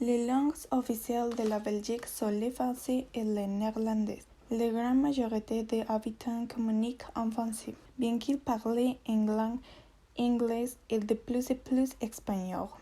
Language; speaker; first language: French; non-native, learner; Spanish